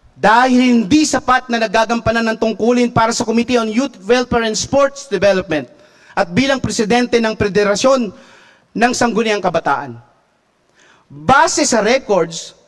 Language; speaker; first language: Filipino; native; Filipino